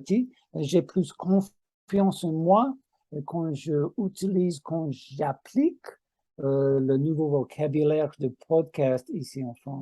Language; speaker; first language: French; non-native, fluent; English